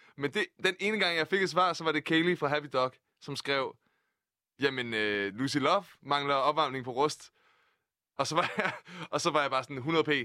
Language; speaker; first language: Danish; native; Danish